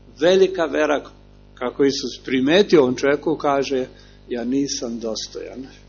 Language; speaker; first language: Serbian; native; Serbian